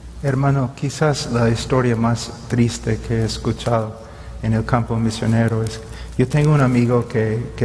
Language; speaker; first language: Spanish; non-native, fluent; English